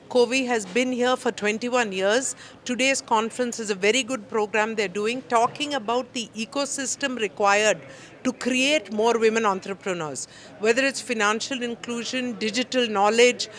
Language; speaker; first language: English; non-native, local second language; Telugu